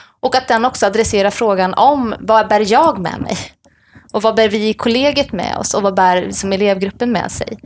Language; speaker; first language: Swedish; native; Swedish